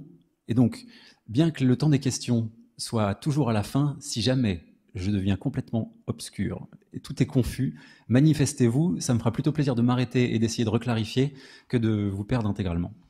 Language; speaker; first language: French; native; French